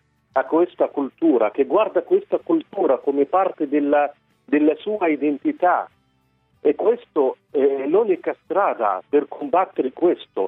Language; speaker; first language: Italian; non-native, fluent; Arabic